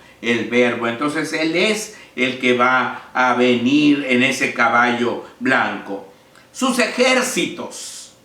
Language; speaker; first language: Spanish; native; Spanish